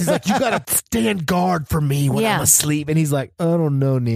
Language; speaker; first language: English; native; English